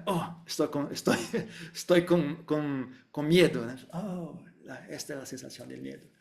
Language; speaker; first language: Spanish; non-native, fluent; Portuguese